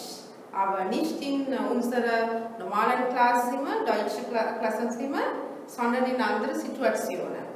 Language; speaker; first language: German; non-native, fluent; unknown